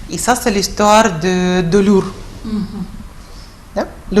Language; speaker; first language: French; non-native, fluent; Russian